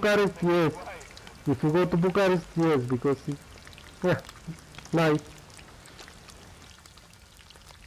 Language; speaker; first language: English; non-native, learner; Romanian